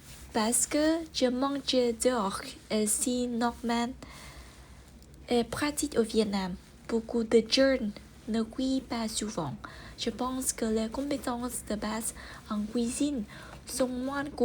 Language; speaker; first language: French; non-native, learner; Vietnamese